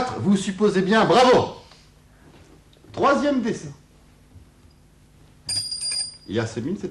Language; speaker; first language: French; native; French